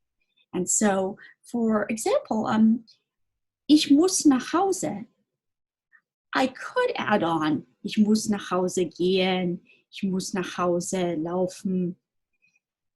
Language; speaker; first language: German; non-native, fluent; English